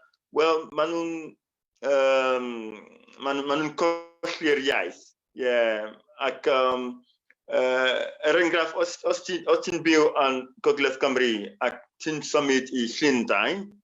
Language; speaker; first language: Welsh; non-native, fluent; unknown